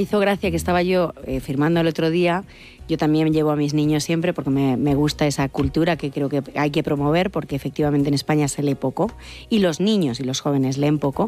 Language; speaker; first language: Spanish; native; Spanish